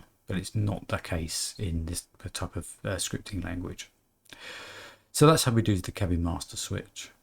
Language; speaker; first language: English; native; English